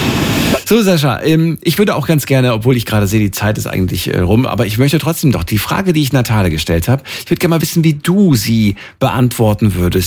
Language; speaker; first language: German; native; German